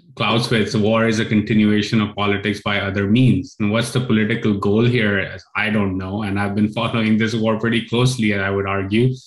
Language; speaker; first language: English; non-native, local second language; Urdu